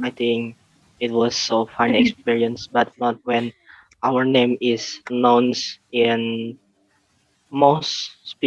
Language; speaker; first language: English; non-native, learner; Indonesian